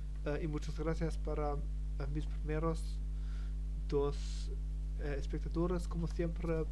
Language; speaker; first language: Spanish; non-native, learner; German